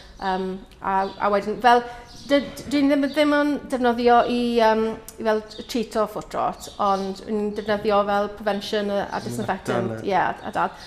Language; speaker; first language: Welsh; non-native, learner; English